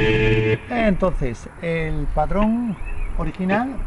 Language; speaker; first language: Spanish; native; Spanish